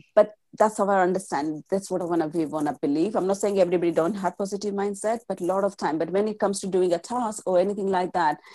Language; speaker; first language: English; non-native, local second language; Gujarati